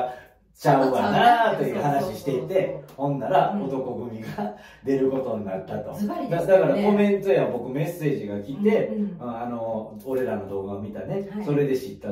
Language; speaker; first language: Japanese; native; Japanese